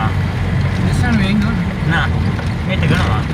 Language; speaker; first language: Hindi; non-native, local second language; Sindhi